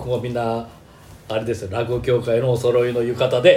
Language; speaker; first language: Japanese; native; Japanese